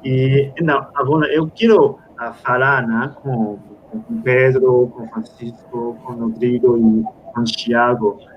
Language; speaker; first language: Portuguese; non-native, fluent; Spanish